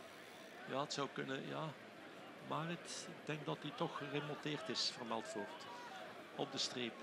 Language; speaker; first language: Dutch; native; Dutch